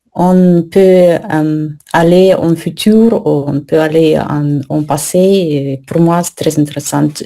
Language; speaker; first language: French; non-native, learner; Russian